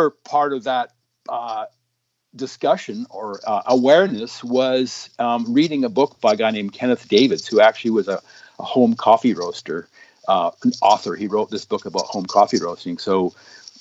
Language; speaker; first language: English; native; English